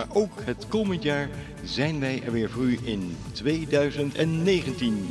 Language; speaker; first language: Dutch; native; Dutch